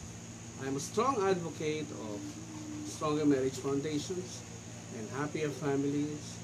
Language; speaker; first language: English; non-native, local second language; Filipino